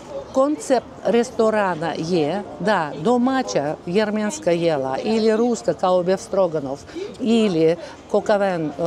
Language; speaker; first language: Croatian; non-native, fluent; Russian